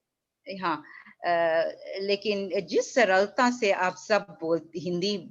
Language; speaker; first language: Hindi; early bilingual, heritage; Hindi